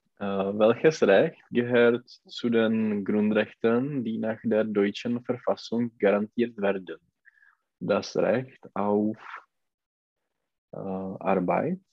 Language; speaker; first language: German; non-native, learner; Czech